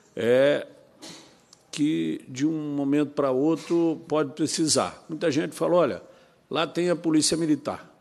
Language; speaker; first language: Portuguese; native; Portuguese